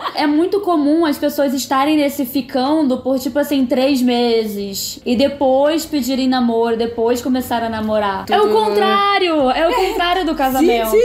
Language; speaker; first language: Portuguese; native; Portuguese